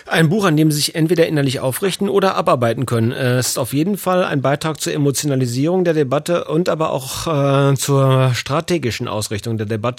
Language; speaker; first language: German; native; German